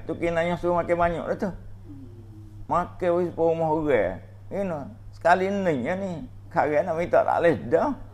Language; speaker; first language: Malay; native; Malay